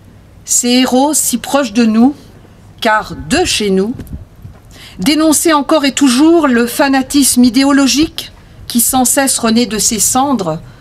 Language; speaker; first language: French; native; French